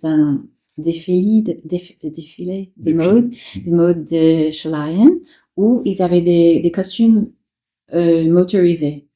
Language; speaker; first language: French; non-native, fluent; English